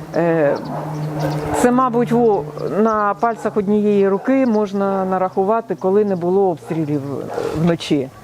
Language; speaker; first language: Ukrainian; non-native, local second language; Russian